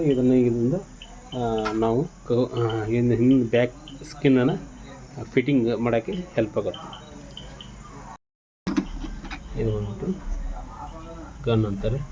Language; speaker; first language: Kannada; native; Kannada